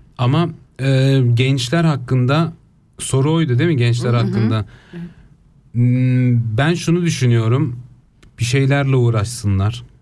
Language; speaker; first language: Turkish; early bilingual, heritage; Turkish